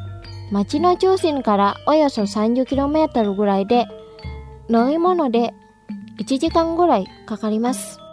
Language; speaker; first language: Japanese; non-native, fluent; Indonesian